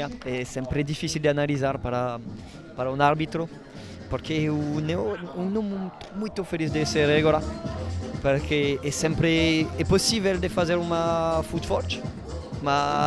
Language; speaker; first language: Portuguese; non-native, learner; French